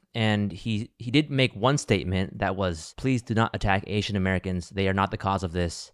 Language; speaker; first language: English; native; English